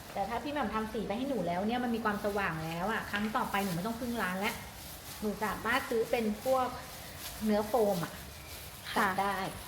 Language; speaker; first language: Thai; native; Thai